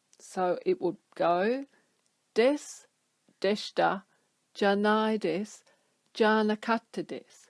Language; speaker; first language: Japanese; non-native, fluent; English